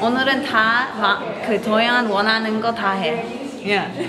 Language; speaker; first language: Korean; non-native, learner; English